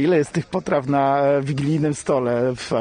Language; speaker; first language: Polish; native; Polish